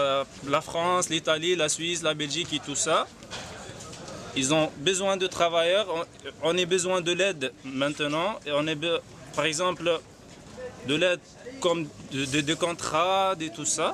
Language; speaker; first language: French; non-native, learner; Arabic